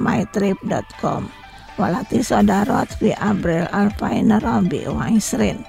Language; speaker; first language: Arabic; non-native, fluent; Indonesian